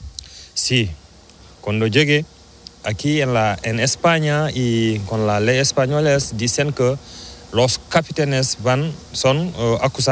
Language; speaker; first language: Spanish; non-native, learner; Fula